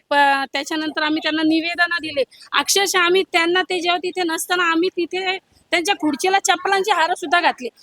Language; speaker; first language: Marathi; native; Marathi